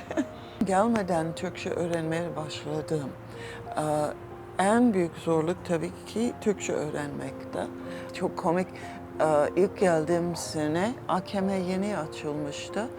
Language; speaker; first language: Turkish; non-native, fluent; English